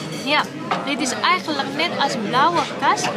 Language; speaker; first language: Dutch; non-native, fluent; Indonesian